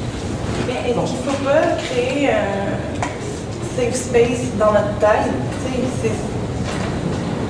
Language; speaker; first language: French; native; French